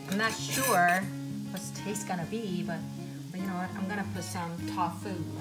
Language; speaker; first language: English; non-native, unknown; Korean